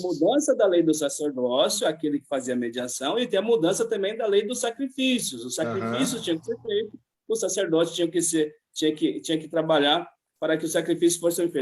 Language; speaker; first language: Portuguese; native; Portuguese